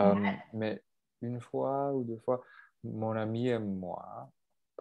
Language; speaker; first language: French; non-native, local second language; English